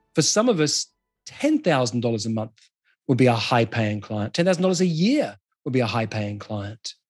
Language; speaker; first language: English; native; English